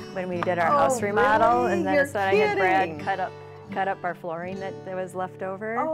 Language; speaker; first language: English; native; English